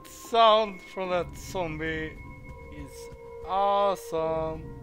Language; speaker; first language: English; non-native, learner; Swedish